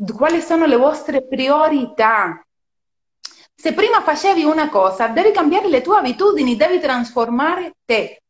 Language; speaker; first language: Italian; non-native, fluent; Spanish